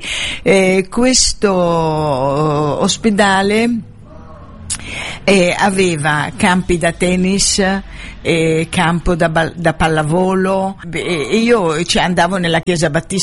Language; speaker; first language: Italian; non-native, fluent; Arabic